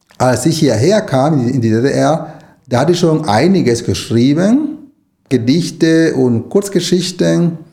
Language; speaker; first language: German; non-native, fluent; Spanish